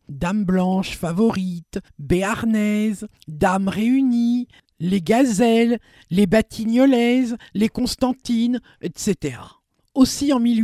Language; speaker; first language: French; native; French